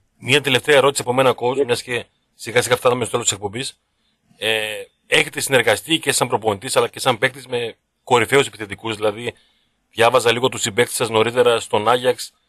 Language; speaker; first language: Greek; native; Greek